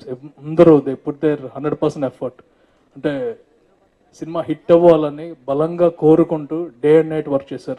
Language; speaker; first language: Telugu; native; Telugu